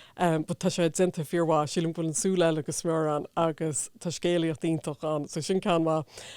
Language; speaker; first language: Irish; non-native, local second language; English